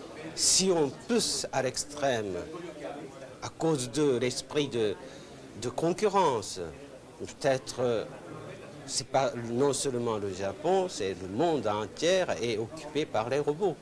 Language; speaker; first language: French; non-native, fluent; Japanese